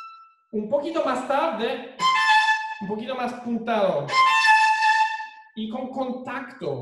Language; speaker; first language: Spanish; non-native, fluent; German